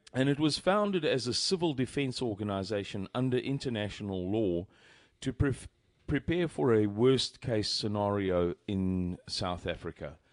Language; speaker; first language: English; native; English